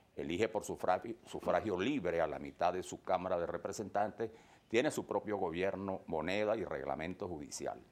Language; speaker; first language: Spanish; native; Spanish